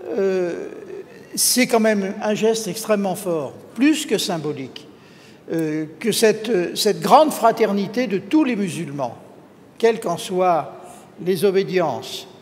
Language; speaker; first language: French; native; French